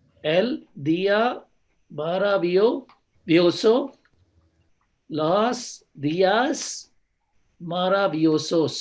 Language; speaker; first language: Spanish; non-native, learner; English